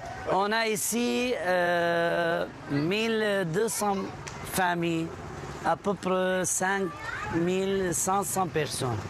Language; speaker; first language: French; non-native, fluent; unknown